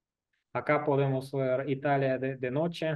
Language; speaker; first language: Spanish; non-native, learner; Russian